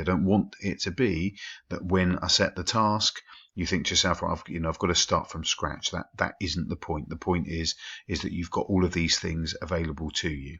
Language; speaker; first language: English; native; English